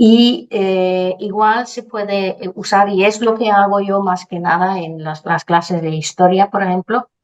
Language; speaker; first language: Spanish; non-native, fluent; Danish